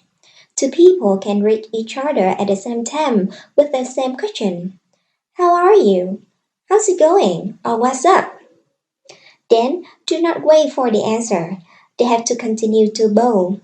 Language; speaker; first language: English; non-native, learner; Vietnamese